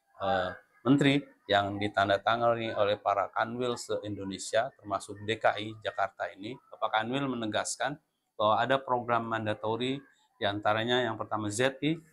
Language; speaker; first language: Indonesian; native; Indonesian